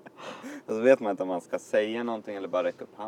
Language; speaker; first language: Swedish; native; Swedish